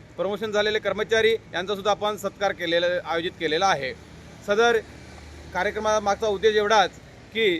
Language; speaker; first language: Marathi; non-native, local second language; Lambadi